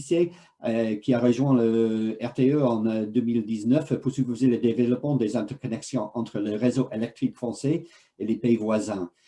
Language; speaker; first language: French; non-native, fluent; English